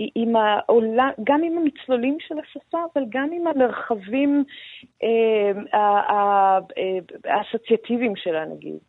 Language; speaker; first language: Hebrew; non-native, fluent; Persian